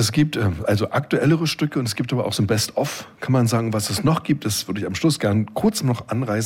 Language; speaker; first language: German; native; German